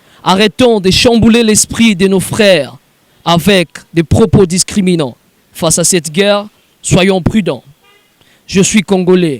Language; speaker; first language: French; non-native, local second language; Lingala